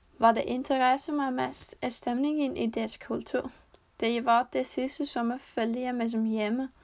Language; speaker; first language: Danish; non-native, learner; Icelandic